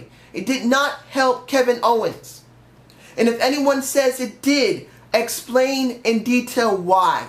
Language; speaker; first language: English; native; English